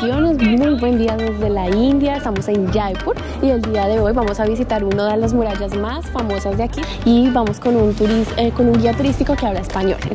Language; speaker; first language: Spanish; native; Spanish